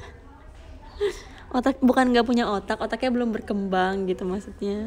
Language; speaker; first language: Indonesian; native; Indonesian